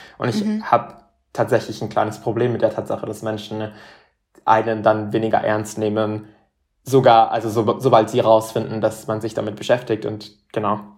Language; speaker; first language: German; non-native, fluent; Spanish